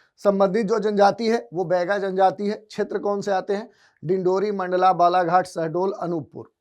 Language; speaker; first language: Hindi; native; Hindi